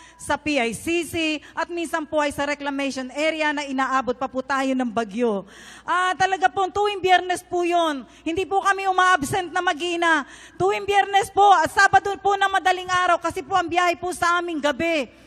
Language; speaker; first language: Filipino; native; Filipino